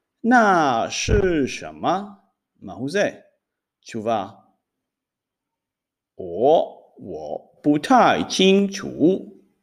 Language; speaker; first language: Chinese; non-native, fluent; Hebrew